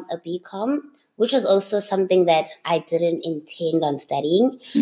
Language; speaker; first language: English; non-native, local second language; Zulu